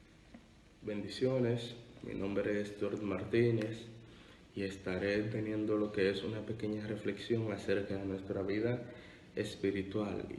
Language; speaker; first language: Spanish; native; Spanish